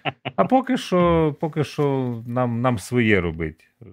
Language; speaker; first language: Ukrainian; native; Ukrainian